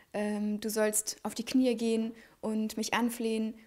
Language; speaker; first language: German; native; German